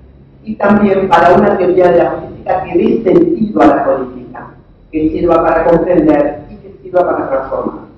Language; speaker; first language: Spanish; native; Spanish